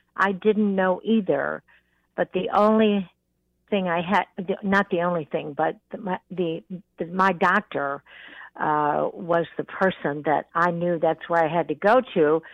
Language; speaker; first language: English; native; English